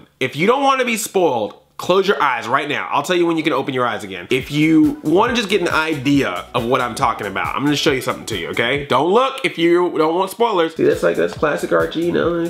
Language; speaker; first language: English; native; English